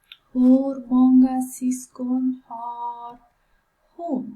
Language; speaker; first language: Swedish; non-native, fluent; Pashto